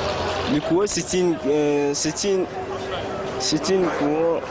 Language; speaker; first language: French; non-native, learner; Lingala